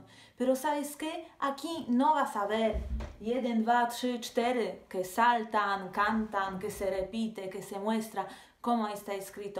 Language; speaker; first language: Spanish; non-native, fluent; Polish